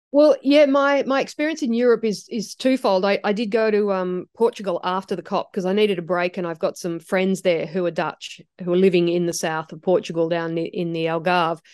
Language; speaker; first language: English; native; English